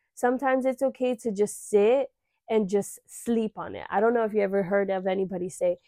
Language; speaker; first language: English; early bilingual, other home language; Spanish